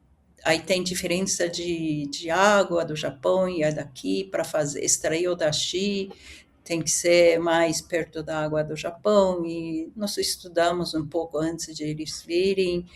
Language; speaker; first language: Portuguese; early bilingual, other home language; Japanese